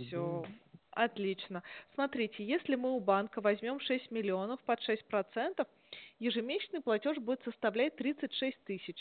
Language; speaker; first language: Russian; native; Russian